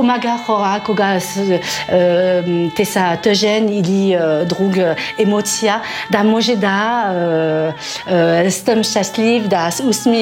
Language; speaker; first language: Bulgarian; non-native, learner; French